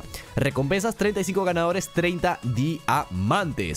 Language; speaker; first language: Spanish; native; Spanish